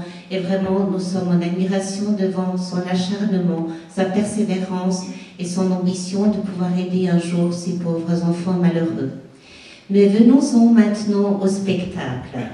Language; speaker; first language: French; native; French